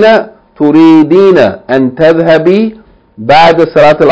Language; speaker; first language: Arabic; non-native, fluent; English